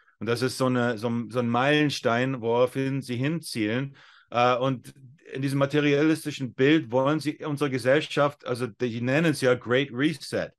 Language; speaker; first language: German; non-native, fluent; English